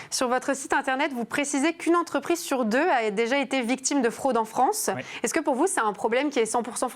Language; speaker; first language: French; native; French